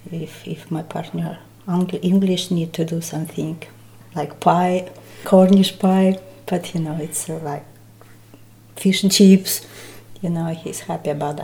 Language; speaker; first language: English; non-native, learner; Russian